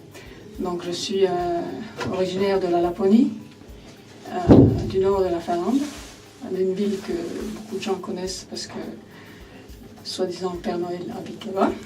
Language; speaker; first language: French; non-native, fluent; Finnish